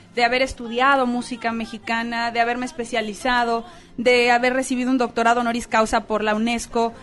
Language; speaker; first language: Spanish; native; Spanish